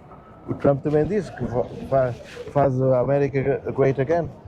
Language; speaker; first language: Portuguese; non-native, learner; German